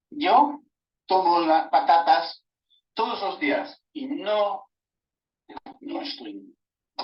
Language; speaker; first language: Spanish; non-native, learner; English